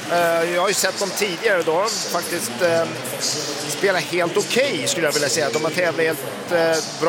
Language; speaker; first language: Swedish; native; Swedish